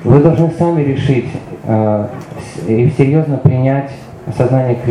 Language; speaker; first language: Russian; native; Russian